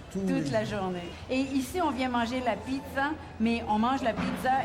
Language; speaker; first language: French; native; French